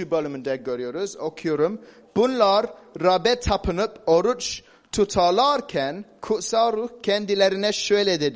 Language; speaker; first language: Turkish; non-native, fluent; English